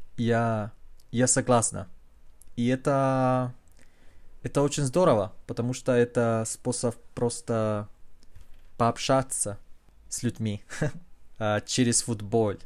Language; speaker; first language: Russian; non-native, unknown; Spanish